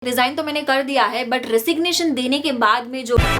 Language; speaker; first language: Hindi; native; Hindi